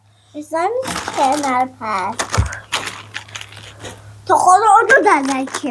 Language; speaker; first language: Persian; non-native, learner; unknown